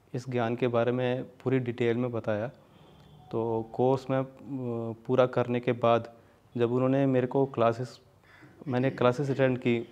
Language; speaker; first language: Hindi; native; Hindi